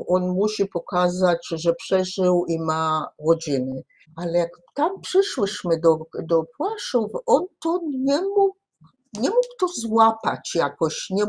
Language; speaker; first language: Polish; early bilingual, heritage; Polish